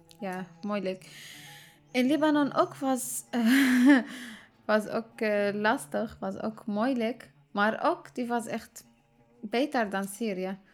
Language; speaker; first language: Dutch; non-native, learner; Arabic